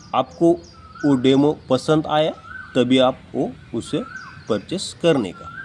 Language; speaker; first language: Hindi; non-native, local second language; Marathi